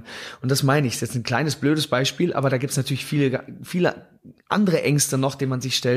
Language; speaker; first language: German; native; German